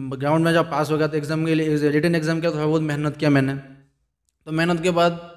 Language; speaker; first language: Hindi; non-native, local second language; Bangla